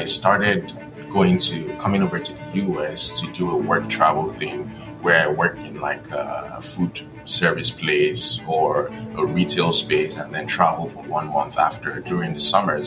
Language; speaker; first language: English; non-native, local second language; Yoruba